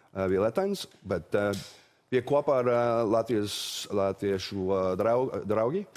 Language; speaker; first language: Latvian; non-native, learner; English